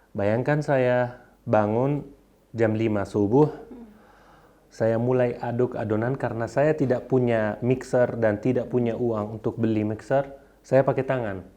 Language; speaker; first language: Indonesian; non-native, fluent; Arabic